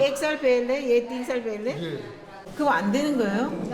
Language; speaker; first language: Hindi; non-native, fluent; Korean